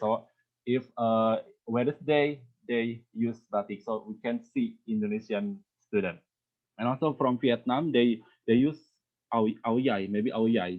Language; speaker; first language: English; non-native, learner; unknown